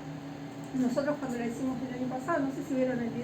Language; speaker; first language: Spanish; native; Spanish